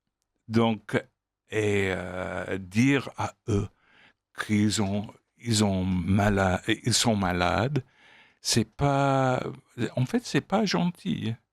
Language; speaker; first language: French; non-native, fluent; English